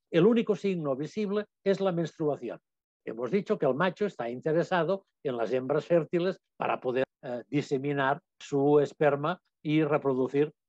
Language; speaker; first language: Spanish; non-native, local second language; Catalan